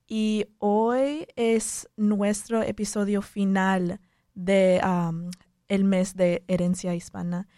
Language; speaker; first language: Spanish; early bilingual, heritage; Spanish